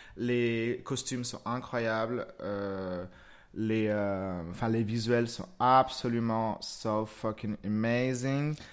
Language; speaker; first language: French; non-native, fluent; Spanish